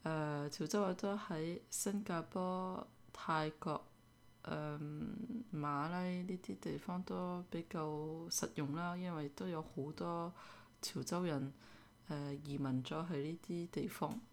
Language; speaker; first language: Cantonese; early bilingual, heritage; Cantonese